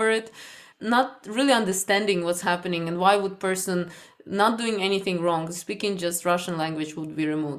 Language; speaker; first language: English; non-native, fluent; Ukrainian